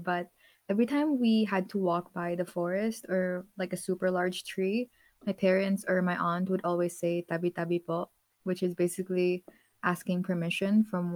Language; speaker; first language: English; non-native, local second language; Filipino